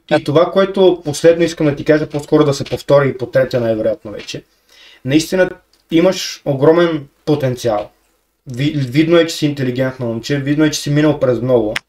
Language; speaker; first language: Bulgarian; native; Bulgarian